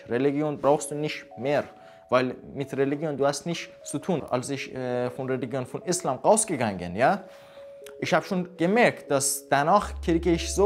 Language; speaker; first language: German; non-native, learner; Persian